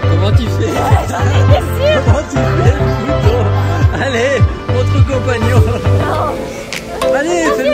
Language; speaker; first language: French; native; French